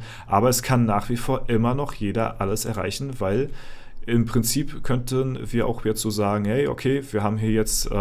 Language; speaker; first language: German; native; German